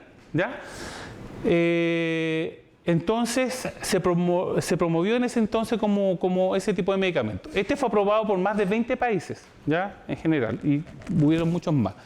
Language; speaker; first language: Spanish; native; Spanish